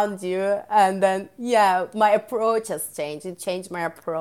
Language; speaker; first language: English; non-native, fluent; Turkish